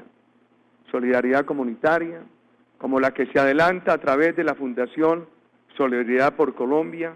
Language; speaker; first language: Spanish; native; Spanish